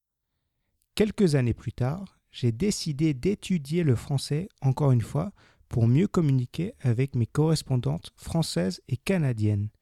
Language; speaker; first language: French; non-native, learner; English